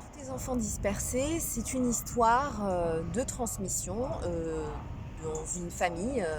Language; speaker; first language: French; non-native, local second language; Kinyarwanda